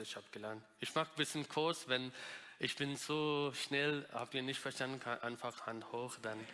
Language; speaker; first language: German; non-native, learner; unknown